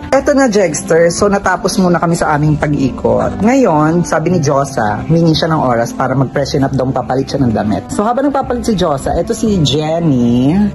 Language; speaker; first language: Filipino; native; Filipino